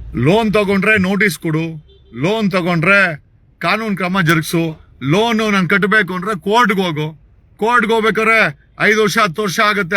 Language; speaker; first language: Kannada; native; Kannada